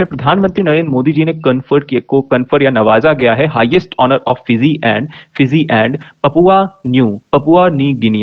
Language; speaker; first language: Hindi; native; Hindi